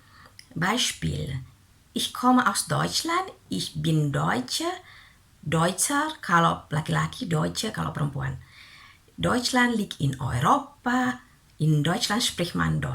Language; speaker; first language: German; non-native, fluent; Indonesian